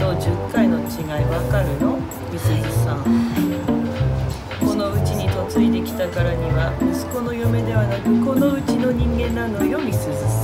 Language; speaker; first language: Japanese; native; Japanese